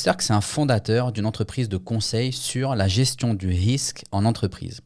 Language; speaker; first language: French; native; French